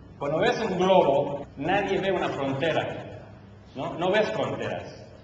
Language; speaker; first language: Spanish; early bilingual, heritage; Spanish